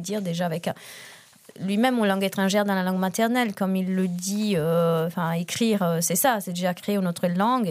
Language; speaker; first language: French; non-native, fluent; Italian